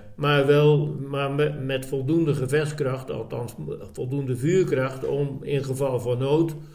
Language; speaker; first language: Dutch; native; Dutch